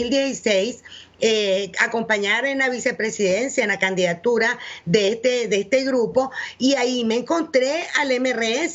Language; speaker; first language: Spanish; native; Spanish